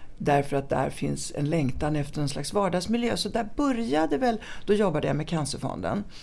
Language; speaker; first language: Swedish; early bilingual, other home language; Italian